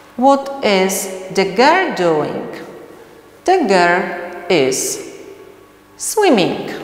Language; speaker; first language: English; non-native, fluent; Polish